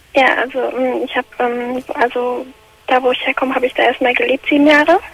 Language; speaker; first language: German; early bilingual, other home language; Arabic